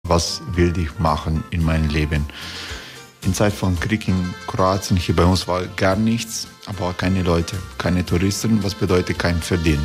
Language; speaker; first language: German; non-native, learner; Croatian